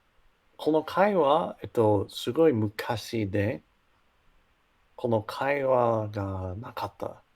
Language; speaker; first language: Japanese; non-native, learner; English